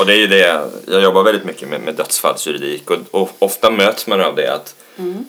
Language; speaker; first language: Swedish; native; Swedish